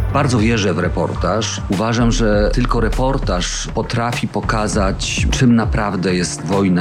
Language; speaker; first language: Polish; native; Polish